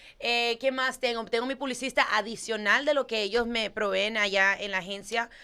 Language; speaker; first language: Spanish; early bilingual, heritage; Spanish